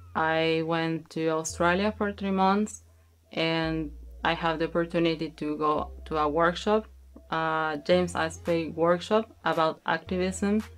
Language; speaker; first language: English; non-native, learner; Spanish